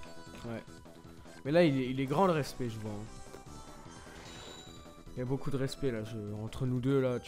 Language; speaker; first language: French; native; French